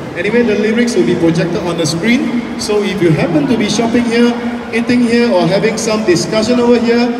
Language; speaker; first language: English; non-native, local second language; Chinese